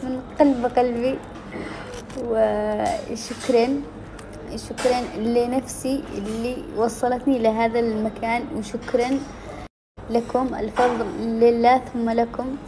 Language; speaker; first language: Arabic; native; Arabic